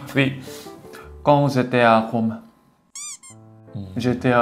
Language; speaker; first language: French; non-native, learner; Korean